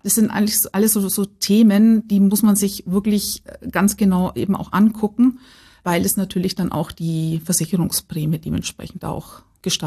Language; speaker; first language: German; native; German